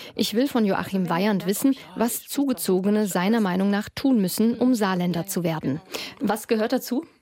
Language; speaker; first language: German; native; German